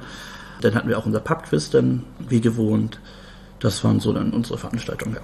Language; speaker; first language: German; native; German